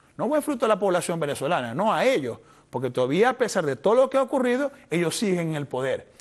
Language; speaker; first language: Spanish; native; Spanish